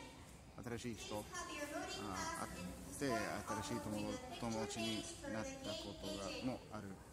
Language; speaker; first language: Japanese; non-native, learner; English